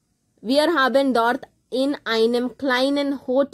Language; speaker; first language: German; non-native, fluent; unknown